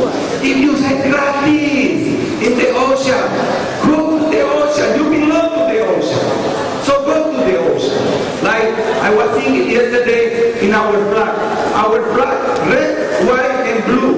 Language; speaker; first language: English; non-native, fluent; Spanish